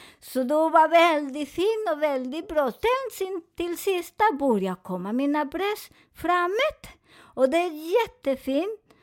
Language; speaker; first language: Swedish; non-native, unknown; Spanish